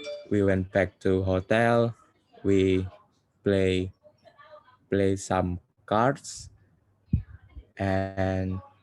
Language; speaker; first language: English; non-native, learner; Indonesian